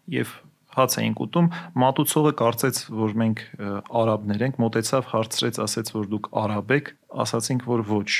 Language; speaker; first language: Armenian; native; Armenian